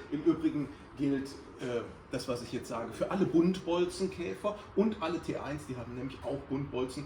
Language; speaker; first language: German; native; German